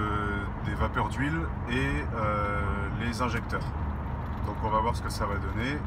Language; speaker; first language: French; native; French